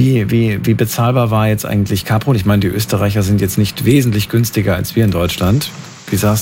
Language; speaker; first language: German; native; German